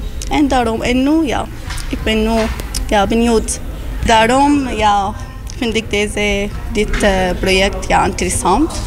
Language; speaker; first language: Dutch; non-native, learner; Arabic